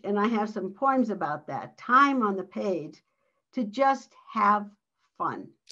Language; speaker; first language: English; early bilingual, other home language; Spanish